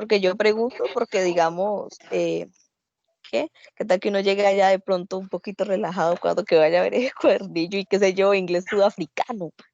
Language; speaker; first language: Spanish; native; Spanish